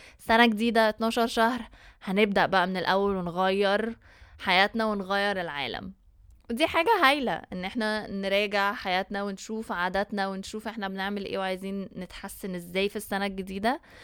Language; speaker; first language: Arabic; early bilingual, heritage; Arabic